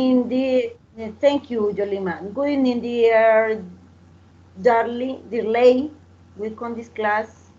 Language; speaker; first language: English; non-native, learner; Spanish